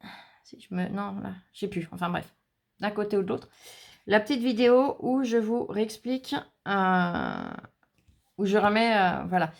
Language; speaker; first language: French; native; French